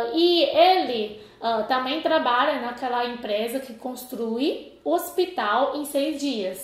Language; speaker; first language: Portuguese; non-native, fluent; Chinese